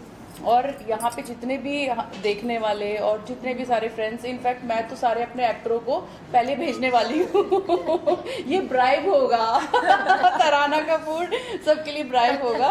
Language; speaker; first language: Hindi; native; Hindi